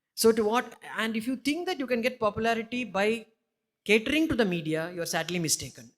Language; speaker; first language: English; non-native, local second language; Malayalam